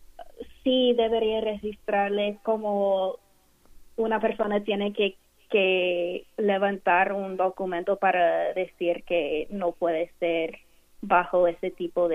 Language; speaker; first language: Spanish; non-native, fluent; English